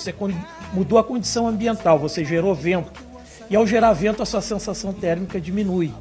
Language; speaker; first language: Portuguese; native; Portuguese